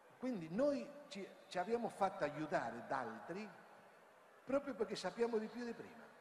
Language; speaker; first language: Italian; non-native, fluent; Spanish